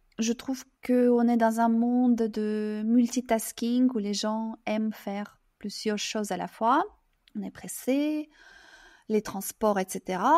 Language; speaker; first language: French; non-native, fluent; Russian